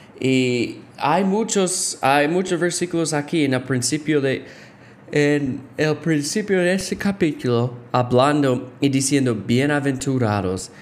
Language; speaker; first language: Spanish; non-native, fluent; English